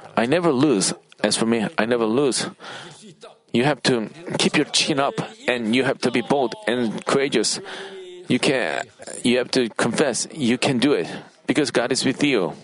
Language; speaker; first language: English; non-native, fluent; Korean